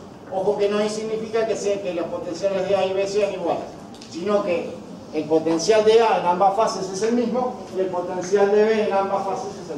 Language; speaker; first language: Spanish; native; Spanish